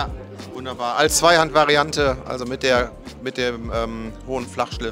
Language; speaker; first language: German; native; German